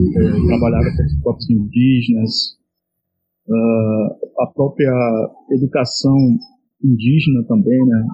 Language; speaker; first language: Portuguese; non-native, local second language; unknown